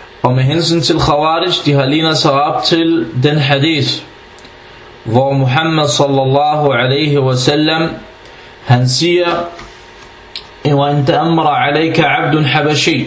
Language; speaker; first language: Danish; early bilingual, other home language; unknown